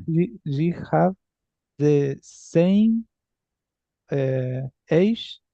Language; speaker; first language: English; non-native, learner; Spanish